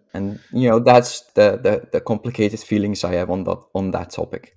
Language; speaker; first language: English; non-native, fluent; Dutch